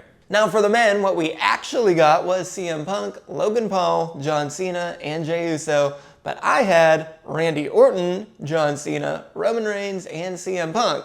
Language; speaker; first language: English; native; English